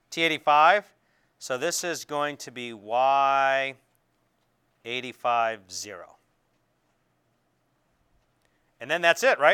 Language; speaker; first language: English; native; English